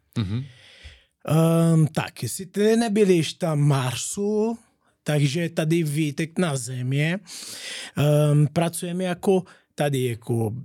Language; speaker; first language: Czech; non-native, learner; Portuguese